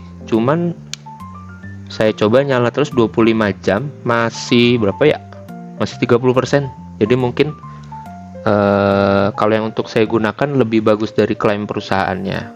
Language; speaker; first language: Indonesian; native; Indonesian